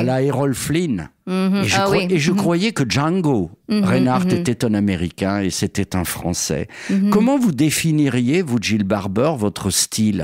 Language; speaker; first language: French; native; French